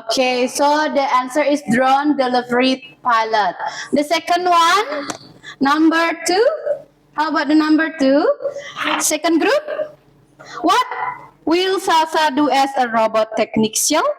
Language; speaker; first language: English; non-native, learner; Indonesian